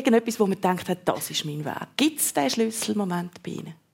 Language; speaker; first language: German; native; German